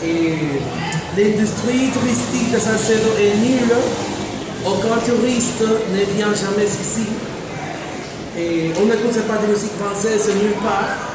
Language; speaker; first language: French; non-native, fluent; Spanish